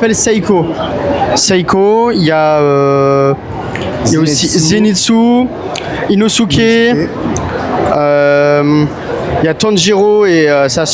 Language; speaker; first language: French; native; French